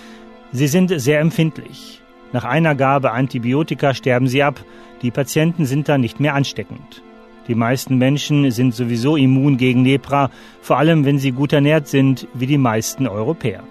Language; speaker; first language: German; native; German